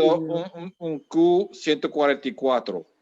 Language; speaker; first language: Spanish; early bilingual, heritage; Spanish